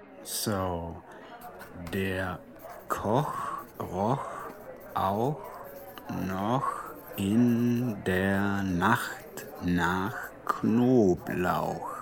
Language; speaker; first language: German; native; German